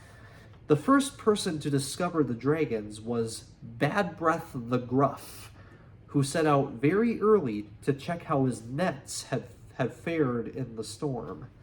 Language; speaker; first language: English; native; English